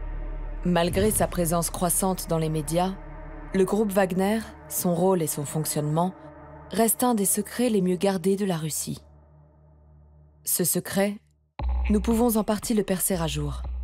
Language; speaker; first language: French; native; French